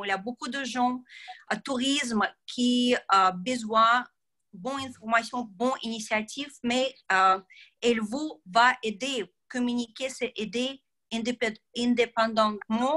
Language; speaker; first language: French; non-native, learner; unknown